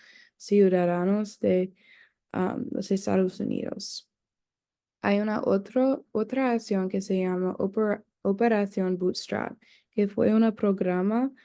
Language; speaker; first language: Spanish; non-native, learner; English